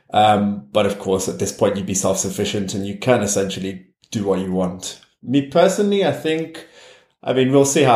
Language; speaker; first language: English; native; English